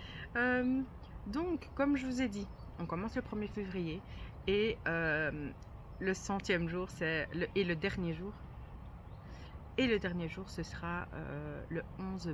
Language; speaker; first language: French; native; French